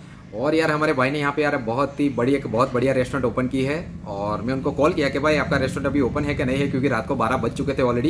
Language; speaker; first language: Hindi; native; Hindi